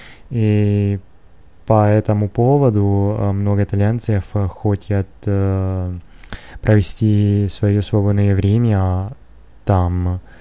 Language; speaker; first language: Russian; non-native, learner; Italian